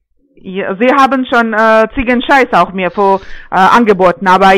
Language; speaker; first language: German; non-native, fluent; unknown